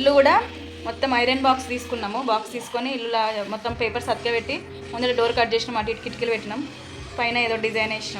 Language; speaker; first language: Telugu; native; Telugu